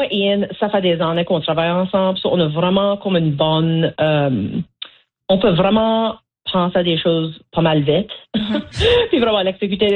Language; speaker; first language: French; native; French